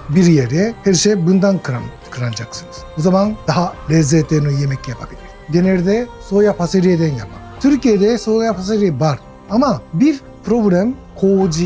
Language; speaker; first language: Turkish; non-native, learner; Japanese